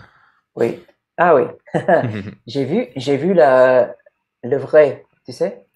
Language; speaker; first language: French; non-native, learner; English